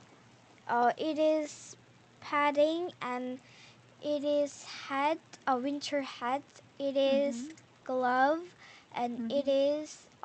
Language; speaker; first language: English; non-native, learner; Korean